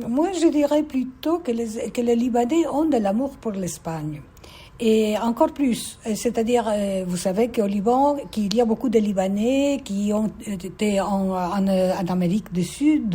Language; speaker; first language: French; non-native, fluent; Spanish